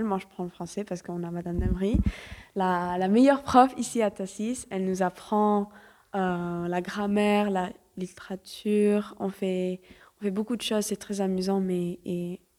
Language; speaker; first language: French; early bilingual, heritage; French